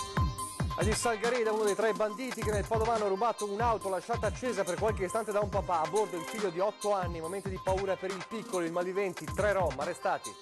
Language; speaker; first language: Italian; native; Italian